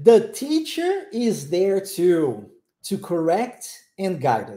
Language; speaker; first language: English; non-native, fluent; Portuguese